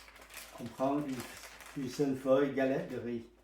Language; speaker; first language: French; non-native, fluent; Vietnamese